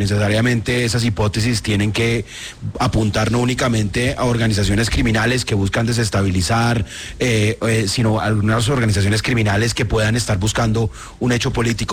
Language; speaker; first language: Spanish; native; Spanish